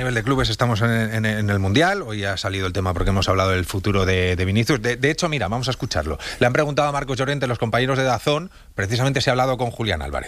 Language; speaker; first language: Spanish; native; Spanish